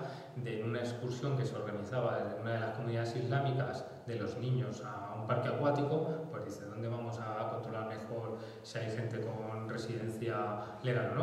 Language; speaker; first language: Spanish; native; Spanish